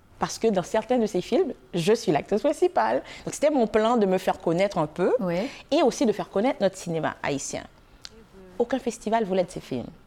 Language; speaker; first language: French; non-native, local second language; Haitian Creole